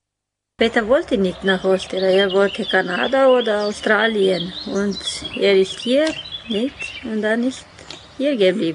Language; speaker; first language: German; non-native, learner; Romanian